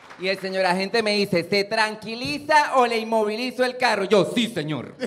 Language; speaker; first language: Spanish; native; Spanish